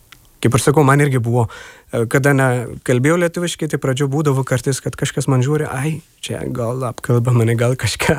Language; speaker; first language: Lithuanian; non-native, fluent; Urdu